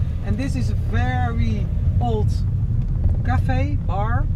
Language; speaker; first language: English; non-native, fluent; Dutch